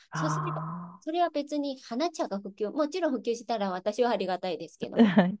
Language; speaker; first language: Japanese; non-native, fluent; Chinese